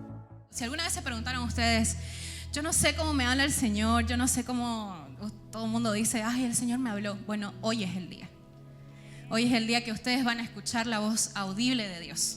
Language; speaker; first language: Spanish; native; Spanish